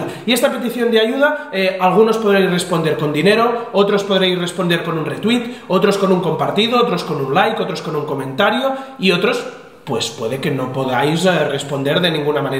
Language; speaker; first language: Spanish; native; Spanish